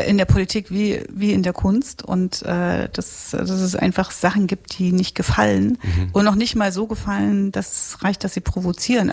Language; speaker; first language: German; native; German